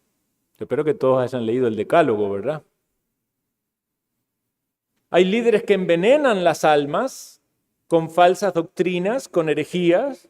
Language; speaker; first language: Spanish; native; Spanish